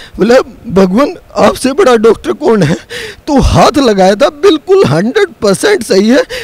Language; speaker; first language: Hindi; native; Hindi